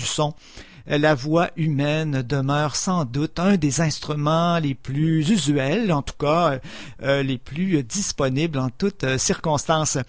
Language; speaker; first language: French; native; French